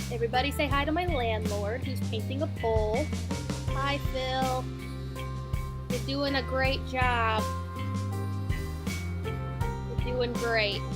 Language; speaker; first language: English; native; English